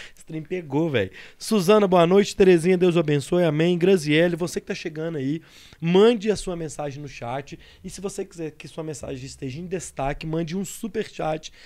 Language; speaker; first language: Portuguese; native; Portuguese